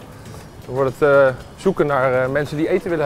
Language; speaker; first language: Dutch; native; Dutch